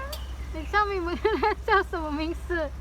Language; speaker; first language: Chinese; non-native, learner; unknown